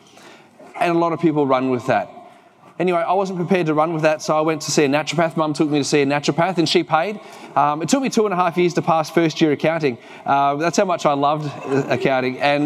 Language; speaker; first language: English; native; English